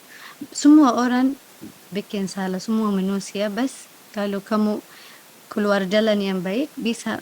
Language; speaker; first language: Indonesian; non-native, learner; Arabic